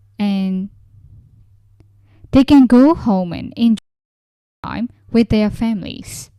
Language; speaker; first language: English; non-native, fluent; Burmese